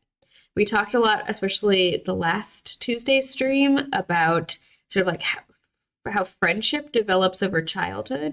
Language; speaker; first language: English; native; English